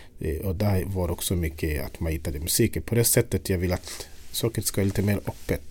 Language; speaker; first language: Swedish; non-native, fluent; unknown